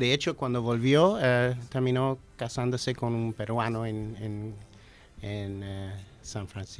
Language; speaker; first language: Spanish; non-native, fluent; English